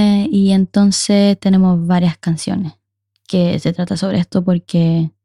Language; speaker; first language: Spanish; early bilingual, heritage; Spanish